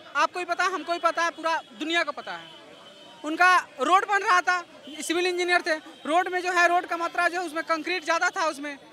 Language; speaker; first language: Hindi; native; Hindi